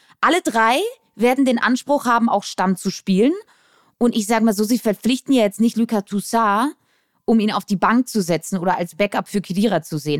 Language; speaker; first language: German; native; German